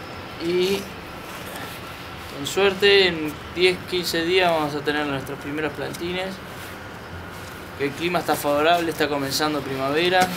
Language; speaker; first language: Spanish; native; Spanish